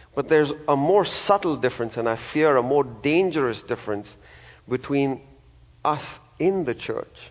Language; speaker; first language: English; non-native, local second language; Malayalam